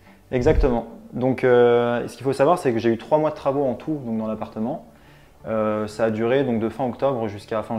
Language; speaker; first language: French; native; French